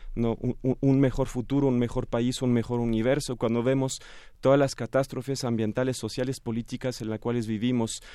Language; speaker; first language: Spanish; non-native, fluent; French